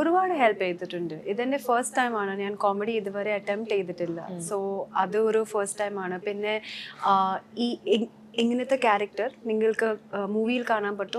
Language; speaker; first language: Malayalam; non-native, local second language; Hindi